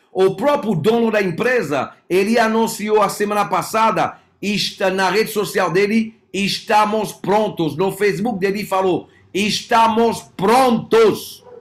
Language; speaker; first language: Portuguese; non-native, fluent; French